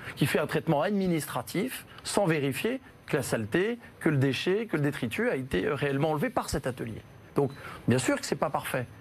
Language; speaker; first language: French; native; French